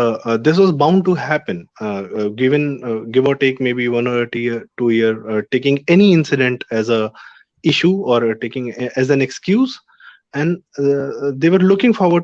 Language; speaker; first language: English; non-native, local second language; Hindi